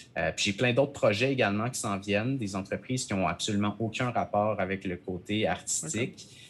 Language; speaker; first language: French; native; French